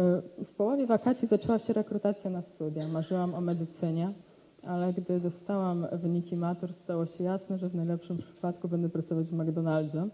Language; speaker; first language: Polish; native; Polish